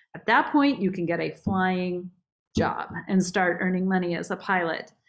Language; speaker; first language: English; native; English